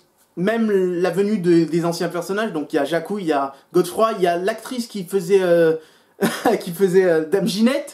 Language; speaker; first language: French; native; French